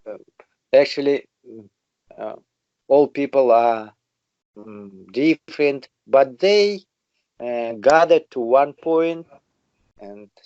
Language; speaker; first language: English; non-native, learner; Russian